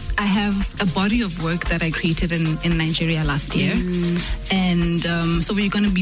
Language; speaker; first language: English; non-native, local second language; Tswana